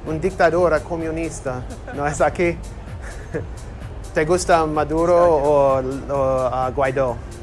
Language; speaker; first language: Spanish; non-native, learner; English